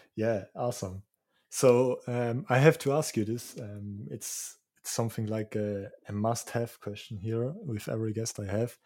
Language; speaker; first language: English; non-native, fluent; Swiss German